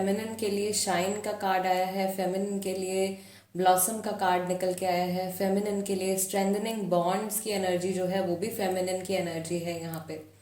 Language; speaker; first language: Hindi; native; Hindi